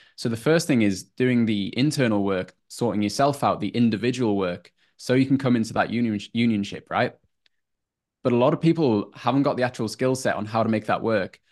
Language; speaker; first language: English; native; English